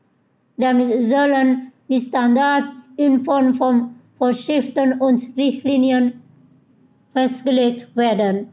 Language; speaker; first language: German; non-native, fluent; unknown